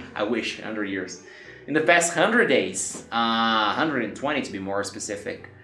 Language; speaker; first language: English; non-native, fluent; Portuguese